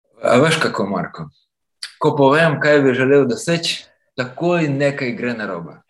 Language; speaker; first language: Slovenian; non-native, fluent; Ukrainian